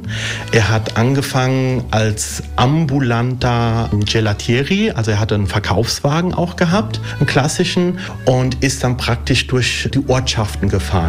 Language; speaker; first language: German; early bilingual, other home language; Italian